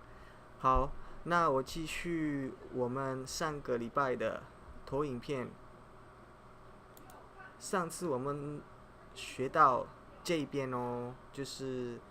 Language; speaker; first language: Chinese; non-native, fluent; Indonesian